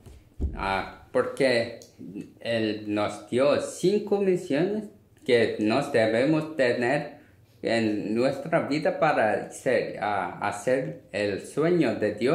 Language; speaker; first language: Spanish; non-native, learner; Korean